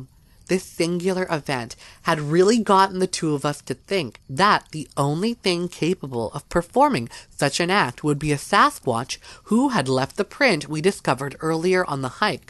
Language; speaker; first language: English; native; English